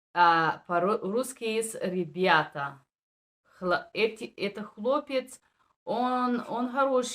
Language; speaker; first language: Russian; non-native, fluent; Bulgarian